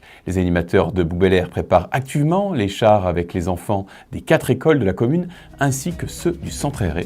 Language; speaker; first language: French; native; French